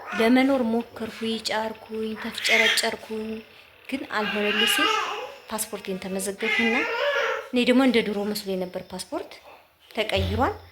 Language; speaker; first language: Amharic; native; Amharic